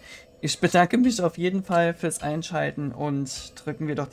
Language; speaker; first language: German; native; German